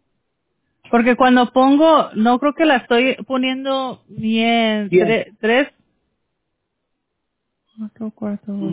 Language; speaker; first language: Spanish; early bilingual, heritage; Spanish